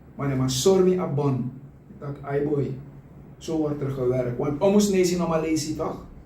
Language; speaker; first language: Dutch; native; Dutch